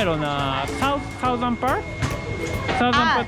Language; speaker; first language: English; non-native, learner; Japanese